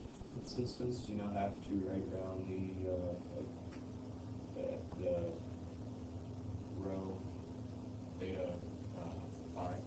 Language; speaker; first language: English; native; English